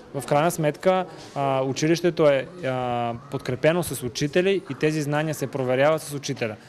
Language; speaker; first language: Bulgarian; native; Bulgarian